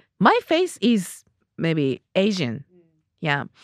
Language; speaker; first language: English; non-native, learner; Japanese